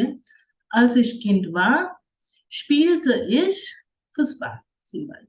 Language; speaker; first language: German; non-native, fluent; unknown